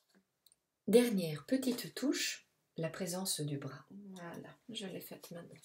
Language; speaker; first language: French; non-native, fluent; Italian